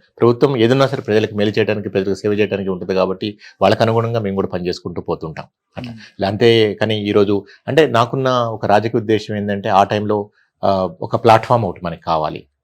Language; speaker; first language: Telugu; native; Telugu